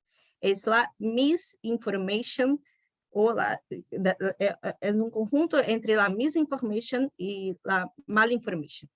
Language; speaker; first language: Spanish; non-native, fluent; Portuguese